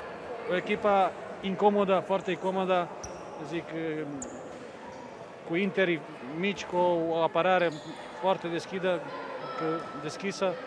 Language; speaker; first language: Romanian; non-native, fluent; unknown